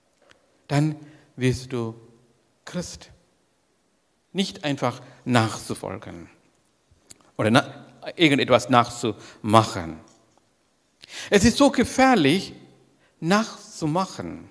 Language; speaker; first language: German; non-native, learner; Sinhala